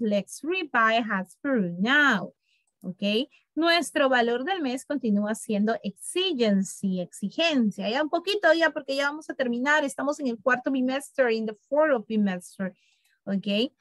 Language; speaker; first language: Spanish; native; Spanish